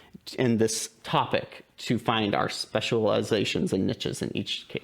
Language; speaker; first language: English; native; English